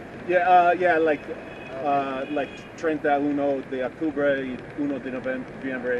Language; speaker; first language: Spanish; non-native, learner; English